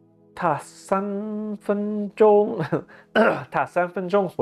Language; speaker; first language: Chinese; non-native, learner; English